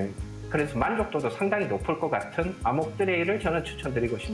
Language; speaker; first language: Korean; native; Korean